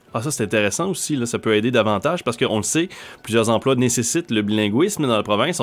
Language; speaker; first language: French; native; French